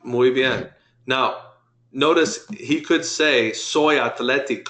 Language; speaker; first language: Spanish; non-native, fluent; English